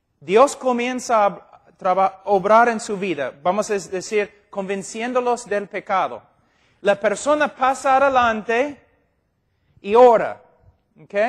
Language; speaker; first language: Spanish; non-native, fluent; English